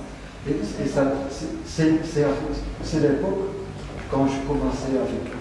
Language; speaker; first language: French; non-native, fluent; Dutch